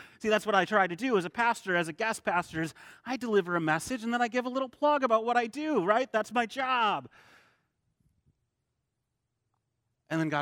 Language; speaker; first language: English; native; English